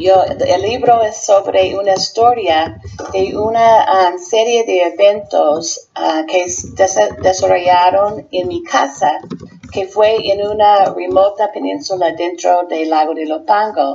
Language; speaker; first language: Spanish; non-native, fluent; English